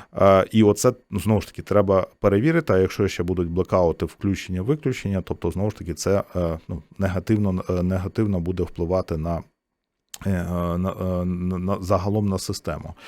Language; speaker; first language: Ukrainian; native; Ukrainian